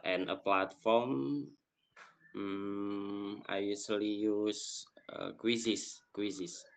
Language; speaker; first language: English; non-native, fluent; Indonesian